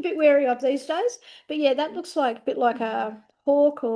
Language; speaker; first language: English; native; English